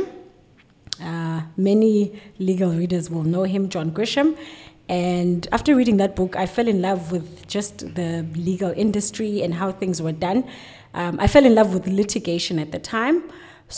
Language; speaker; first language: English; non-native, local second language; Xhosa